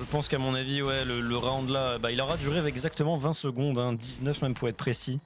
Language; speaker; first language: French; native; French